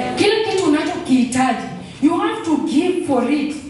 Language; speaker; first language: English; non-native, local second language; Swahili